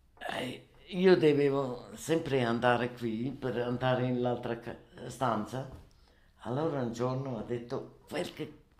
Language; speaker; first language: Italian; non-native, learner; German